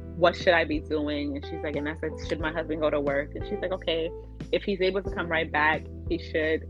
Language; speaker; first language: English; early bilingual, other home language; Akan